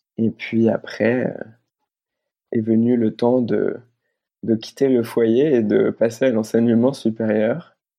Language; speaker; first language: French; native; French